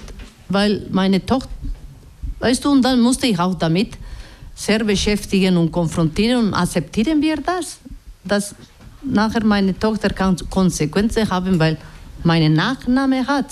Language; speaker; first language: German; non-native, learner; Basque